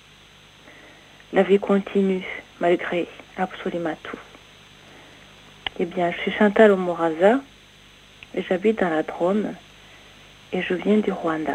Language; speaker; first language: French; non-native, local second language; Kinyarwanda